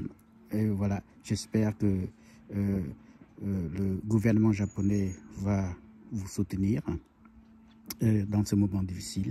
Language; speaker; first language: French; non-native, fluent; Khmer